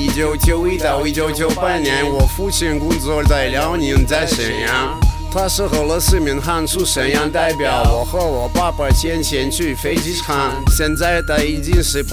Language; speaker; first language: Chinese; non-native, learner; Russian